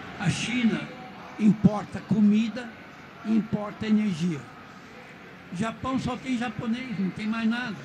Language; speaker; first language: Portuguese; non-native, fluent; Chinese